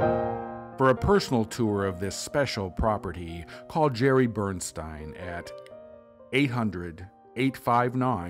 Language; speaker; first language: English; native; English